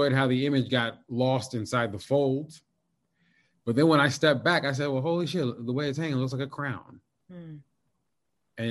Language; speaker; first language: English; native; English